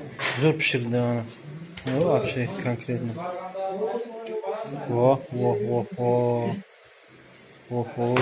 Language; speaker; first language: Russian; non-native, learner; Tajik